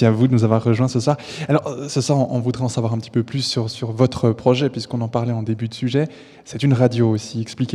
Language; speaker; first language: French; native; French